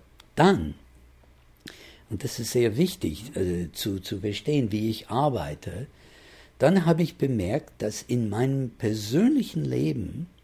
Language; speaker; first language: German; non-native, fluent; English